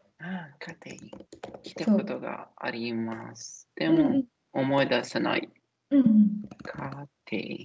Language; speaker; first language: Japanese; non-native, learner; Italian